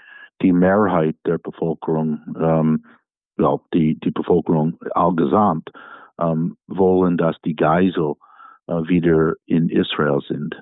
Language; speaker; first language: German; non-native, fluent; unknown